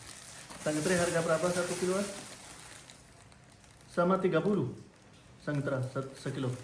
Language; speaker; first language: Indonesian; non-native, learner; Urdu